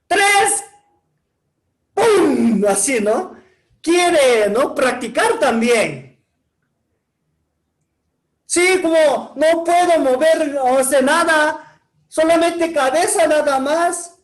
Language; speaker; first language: Spanish; non-native, learner; Korean